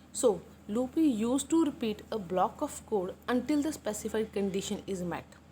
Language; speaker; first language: English; non-native, local second language; Punjabi